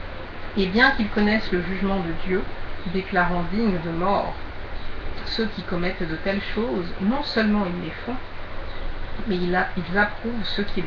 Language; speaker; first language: French; native; French